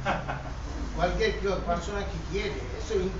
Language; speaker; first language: Spanish; non-native, learner; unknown